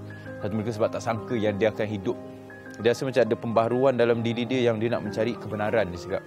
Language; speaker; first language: Malay; native; Malay